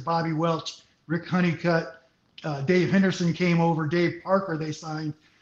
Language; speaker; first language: English; native; English